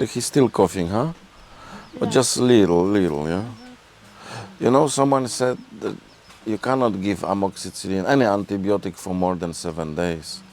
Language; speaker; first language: English; non-native, learner; Polish